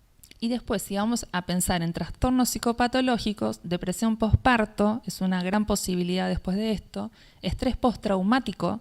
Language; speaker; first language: Spanish; native; Spanish